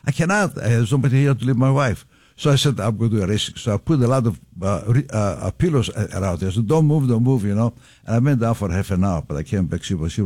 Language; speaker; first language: English; non-native, fluent; Greek